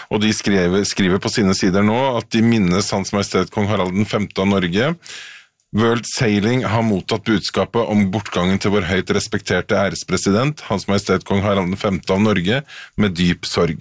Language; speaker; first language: Norwegian; native; Norwegian